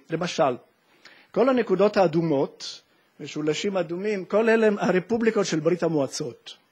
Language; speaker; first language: Hebrew; non-native, fluent; Italian